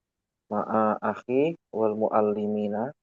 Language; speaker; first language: Arabic; non-native, learner; Indonesian